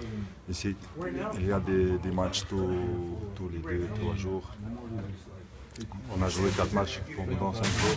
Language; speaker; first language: French; non-native, local second language; Arabic